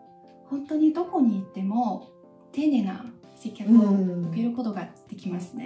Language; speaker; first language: Japanese; non-native, fluent; Chinese